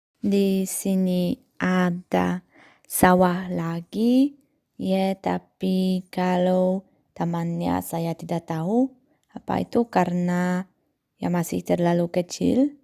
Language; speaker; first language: Indonesian; non-native, fluent; Polish